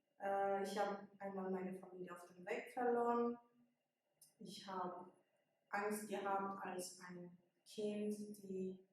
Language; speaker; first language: German; early bilingual, other home language; Persian